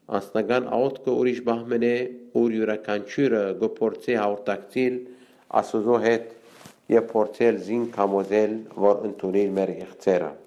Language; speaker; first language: Armenian; early bilingual, heritage; Armenian